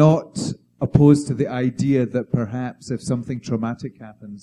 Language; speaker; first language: English; native; English